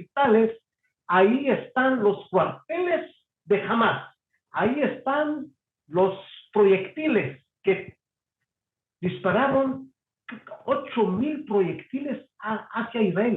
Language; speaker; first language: Spanish; non-native, fluent; Hebrew